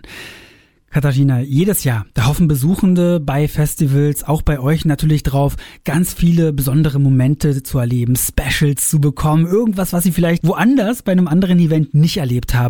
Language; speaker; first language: German; native; German